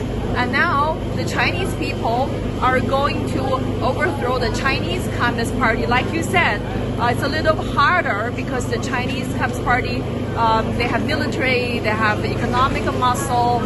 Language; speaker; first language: English; non-native, fluent; Chinese